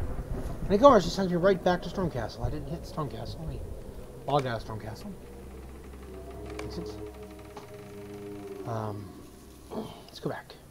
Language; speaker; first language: English; native; English